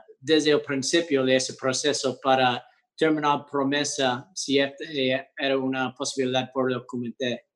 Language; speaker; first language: Spanish; early bilingual, heritage; English